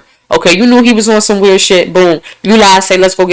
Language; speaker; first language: English; native; English